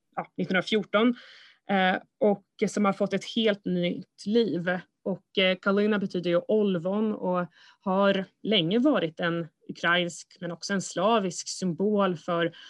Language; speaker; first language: Swedish; early bilingual, other home language; Russian